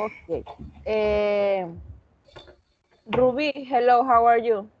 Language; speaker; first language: English; non-native, learner; Spanish